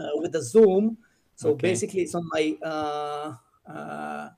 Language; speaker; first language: English; non-native, fluent; Russian